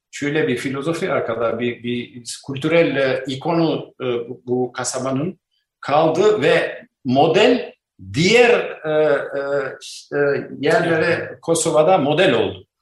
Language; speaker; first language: Turkish; non-native, learner; Albanian